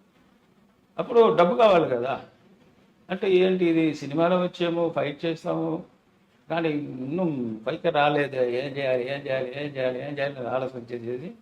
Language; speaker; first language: Telugu; non-native, learner; Tamil